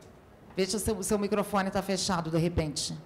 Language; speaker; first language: Portuguese; native; Portuguese